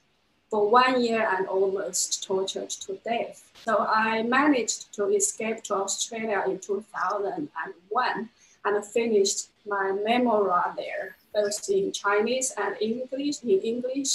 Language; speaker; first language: English; non-native, fluent; Chinese